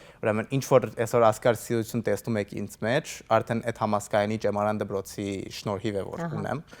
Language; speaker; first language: Armenian; early bilingual, heritage; Armenian